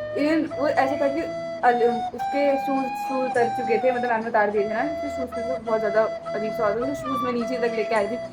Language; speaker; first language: Hindi; native; Hindi